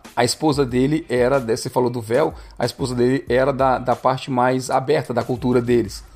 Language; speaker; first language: Portuguese; native; Portuguese